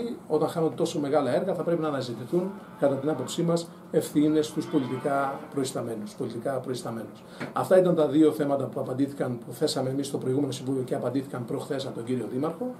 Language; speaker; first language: Greek; native; Greek